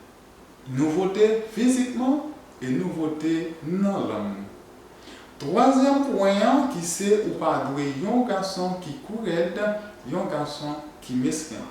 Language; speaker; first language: French; non-native, learner; Haitian Creole